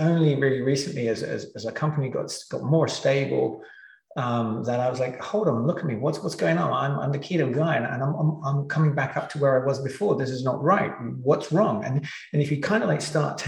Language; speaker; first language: English; native; English